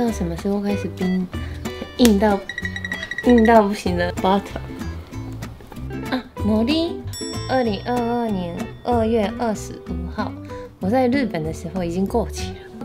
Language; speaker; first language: Chinese; non-native, fluent; Japanese